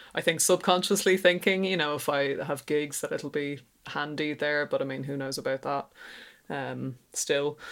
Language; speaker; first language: English; native; English